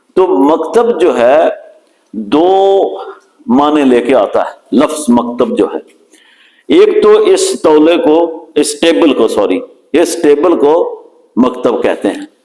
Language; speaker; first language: Urdu; non-native, local second language; Punjabi